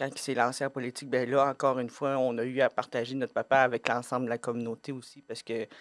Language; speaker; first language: French; native; French